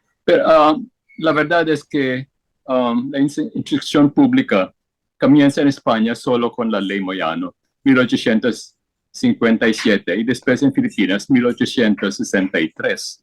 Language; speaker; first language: Spanish; non-native, fluent; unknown